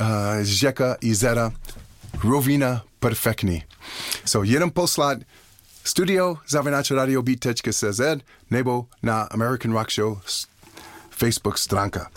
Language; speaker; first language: Czech; non-native, learner; English